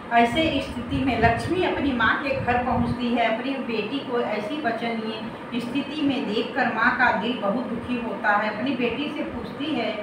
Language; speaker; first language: Hindi; native; Hindi